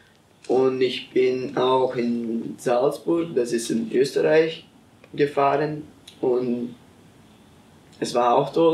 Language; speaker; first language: German; non-native, learner; Portuguese